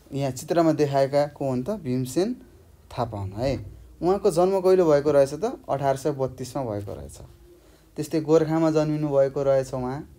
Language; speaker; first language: Nepali; native; Nepali